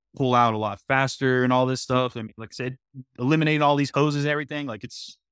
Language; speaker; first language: English; native; English